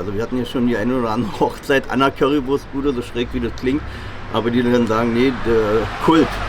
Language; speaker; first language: German; native; German